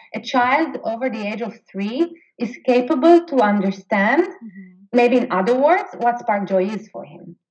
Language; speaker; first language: English; non-native, fluent; Hebrew